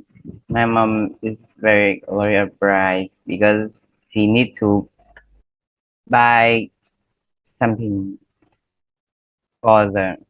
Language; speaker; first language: English; non-native, learner; Vietnamese